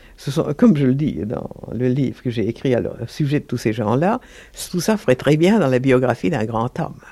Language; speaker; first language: French; native; French